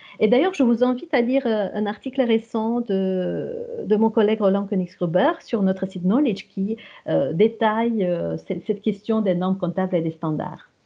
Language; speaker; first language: French; non-native, fluent; Romanian